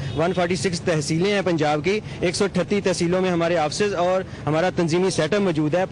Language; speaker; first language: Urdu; non-native, local second language; Punjabi